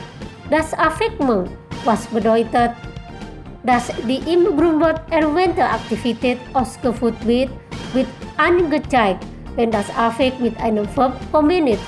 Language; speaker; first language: German; non-native, fluent; Indonesian